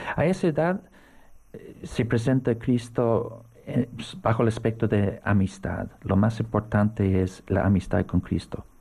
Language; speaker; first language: Spanish; non-native, fluent; English